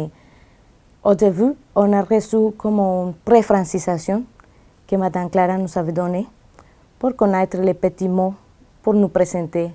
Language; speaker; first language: French; non-native, fluent; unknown